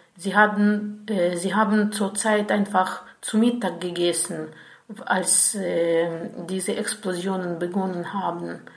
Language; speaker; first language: German; non-native, fluent; Russian